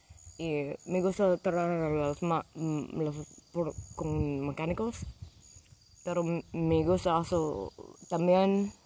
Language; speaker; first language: Spanish; non-native, learner; English